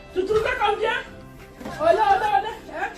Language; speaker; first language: French; non-native, learner; Igbo